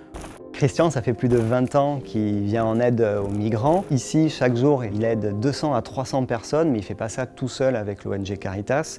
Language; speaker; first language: French; native; French